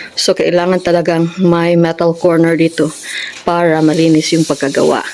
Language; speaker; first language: Filipino; native; Filipino